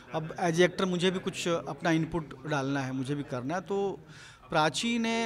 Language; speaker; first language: Hindi; native; Hindi